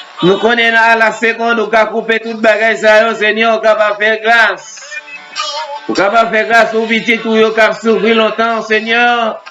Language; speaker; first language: French; non-native, local second language; Haitian Creole